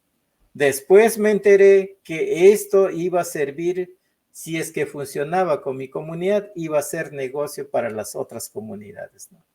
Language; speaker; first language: Spanish; non-native, local second language; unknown